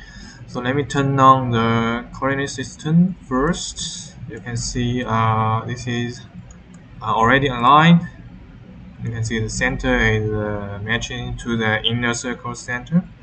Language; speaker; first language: English; non-native, fluent; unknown